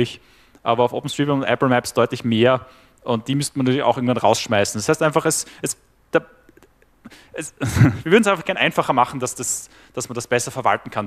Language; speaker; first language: German; native; German